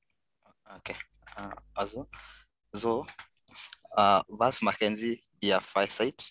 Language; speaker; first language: German; non-native, learner; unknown